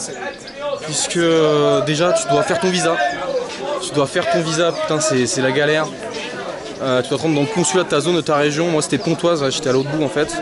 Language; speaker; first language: French; native; French